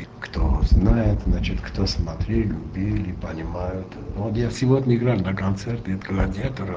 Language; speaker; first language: Russian; non-native, local second language; Armenian